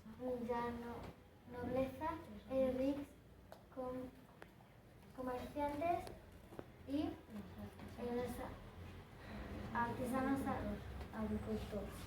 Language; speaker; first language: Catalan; non-native, local second language; Spanish